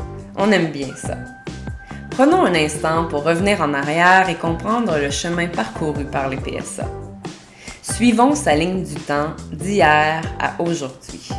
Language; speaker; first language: French; native; French